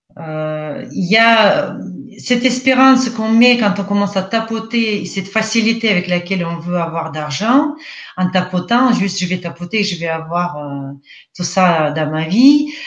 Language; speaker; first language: French; non-native, fluent; Russian